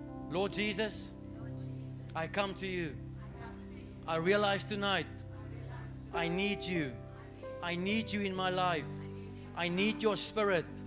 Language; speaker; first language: English; non-native, local second language; Afrikaans